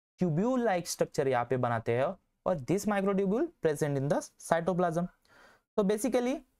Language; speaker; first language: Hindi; non-native, local second language; Marathi